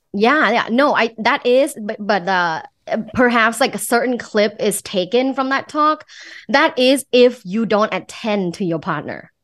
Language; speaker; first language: English; non-native, fluent; Thai